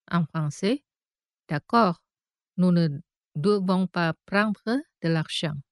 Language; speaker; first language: French; non-native, fluent; Indonesian